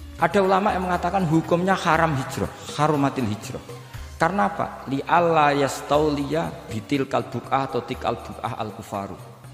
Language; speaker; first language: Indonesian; non-native, local second language; Javanese